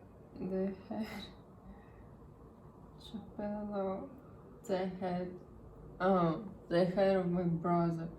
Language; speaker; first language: English; non-native, learner; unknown